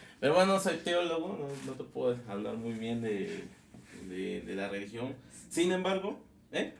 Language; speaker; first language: Spanish; native; Spanish